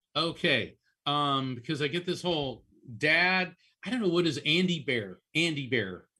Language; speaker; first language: English; early bilingual, other home language; Italian